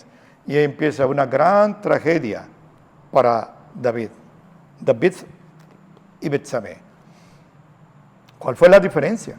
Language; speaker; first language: Spanish; native; Spanish